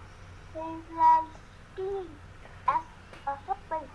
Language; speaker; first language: English; non-native, learner; Vietnamese